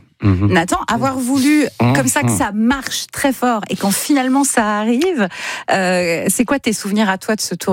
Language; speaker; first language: French; native; French